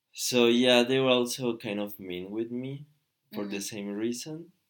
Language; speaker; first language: English; non-native, fluent; Spanish